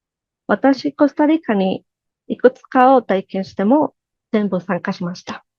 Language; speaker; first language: Japanese; non-native, learner; Spanish